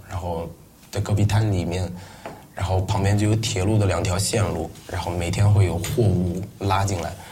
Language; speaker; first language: Chinese; non-native, local second language; Uyghur